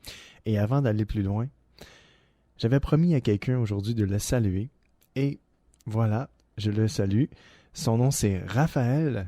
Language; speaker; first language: French; native; French